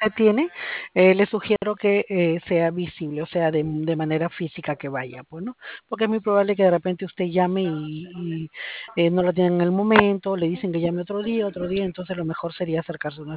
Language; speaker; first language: Spanish; native; Spanish